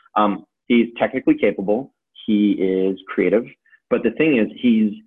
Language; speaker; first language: English; native; English